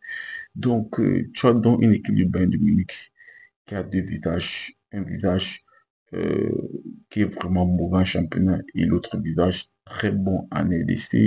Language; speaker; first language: French; native; French